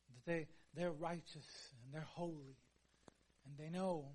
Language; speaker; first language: English; native; English